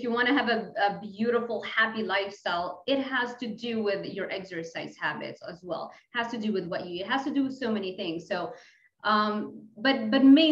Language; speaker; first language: English; non-native, fluent; Arabic